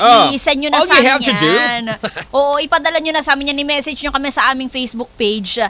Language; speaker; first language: Filipino; native; Filipino